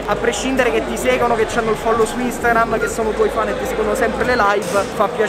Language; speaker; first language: Italian; native; Italian